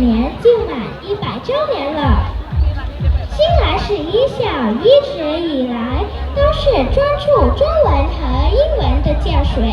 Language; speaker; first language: Chinese; non-native, learner; Thai